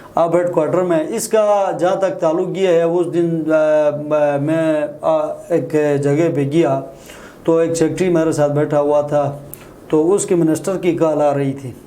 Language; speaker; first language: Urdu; non-native, local second language; Shina